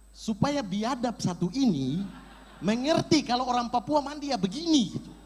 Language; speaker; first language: Indonesian; native; Indonesian